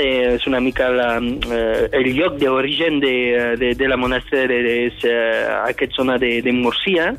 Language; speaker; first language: Catalan; non-native, fluent; French